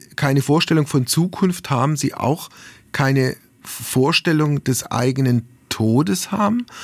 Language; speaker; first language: German; native; German